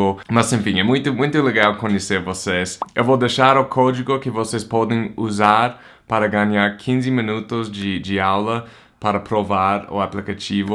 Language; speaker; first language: Portuguese; non-native, fluent; English